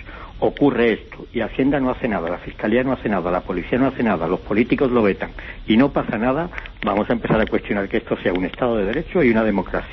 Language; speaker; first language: Spanish; native; Spanish